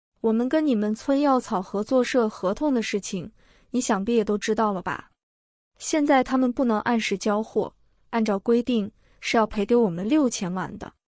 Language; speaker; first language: Chinese; native; Chinese